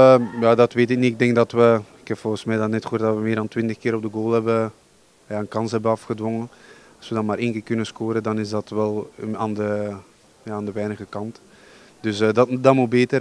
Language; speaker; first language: Dutch; native; Dutch